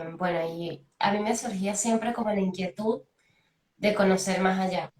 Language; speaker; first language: Spanish; native; Spanish